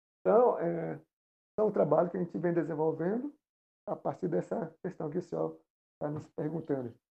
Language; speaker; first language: Portuguese; non-native, local second language; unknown